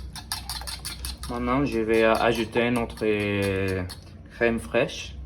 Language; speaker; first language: French; non-native, learner; Spanish